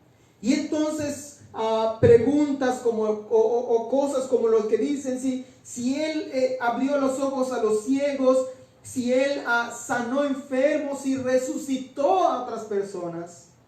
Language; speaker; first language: Spanish; native; Spanish